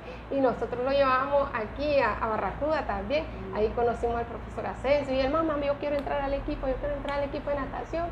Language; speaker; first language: Spanish; native; Spanish